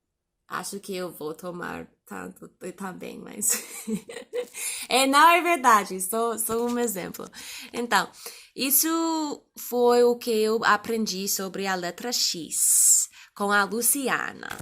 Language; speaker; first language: Portuguese; non-native, learner; English